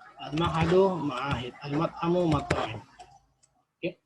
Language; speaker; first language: Arabic; non-native, fluent; Indonesian